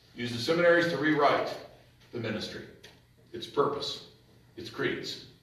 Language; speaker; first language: English; native; English